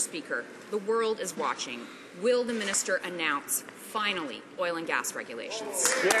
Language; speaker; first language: English; native; English